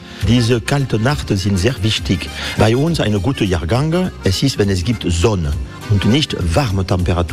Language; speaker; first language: German; non-native, learner; French